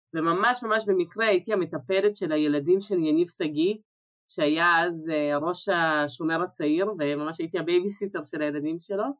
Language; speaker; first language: Hebrew; early bilingual, other home language; Russian